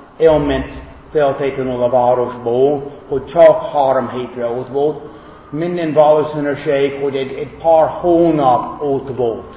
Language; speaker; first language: Hungarian; non-native, fluent; English